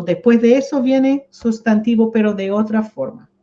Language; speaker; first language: Spanish; non-native, fluent; English